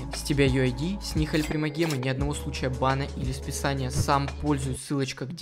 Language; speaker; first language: Russian; native; Russian